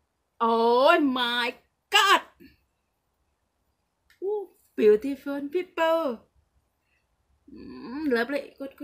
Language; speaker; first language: English; non-native, learner; Thai